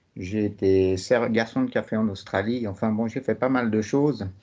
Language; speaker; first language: French; native; French